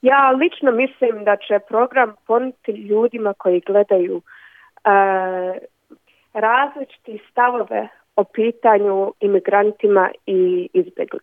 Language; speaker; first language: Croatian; early bilingual, other home language; Bosnian